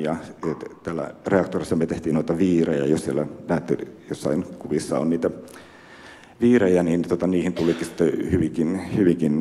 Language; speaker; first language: Finnish; native; Finnish